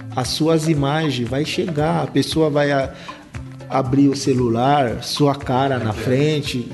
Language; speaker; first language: Portuguese; non-native, fluent; Lingala